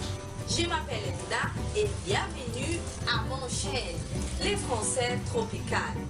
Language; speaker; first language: French; non-native, learner; Portuguese